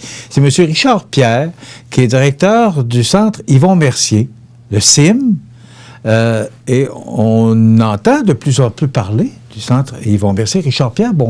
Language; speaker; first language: French; native; French